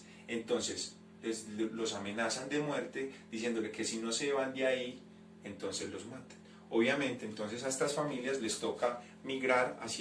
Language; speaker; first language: Spanish; native; Spanish